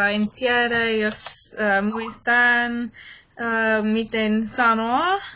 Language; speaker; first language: Finnish; non-native, learner; English